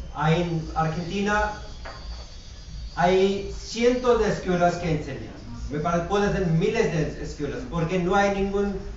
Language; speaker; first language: Spanish; non-native, fluent; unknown